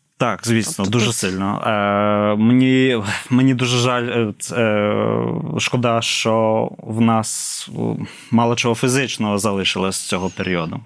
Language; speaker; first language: Ukrainian; non-native, fluent; English